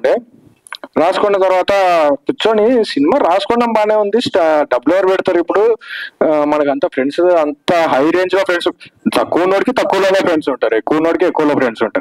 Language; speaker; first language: Telugu; native; Telugu